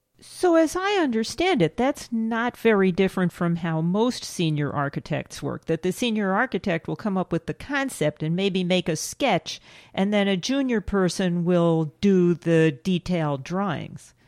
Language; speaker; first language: English; native; English